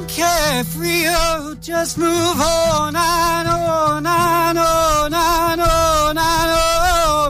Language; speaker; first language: English; native; English